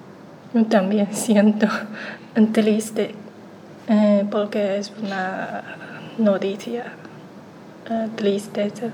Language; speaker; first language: Spanish; non-native, learner; Chinese